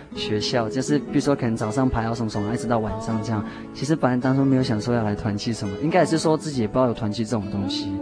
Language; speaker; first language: Chinese; native; Chinese